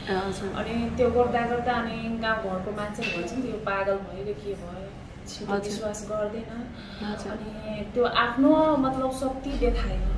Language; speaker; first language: Nepali; non-native, local second language; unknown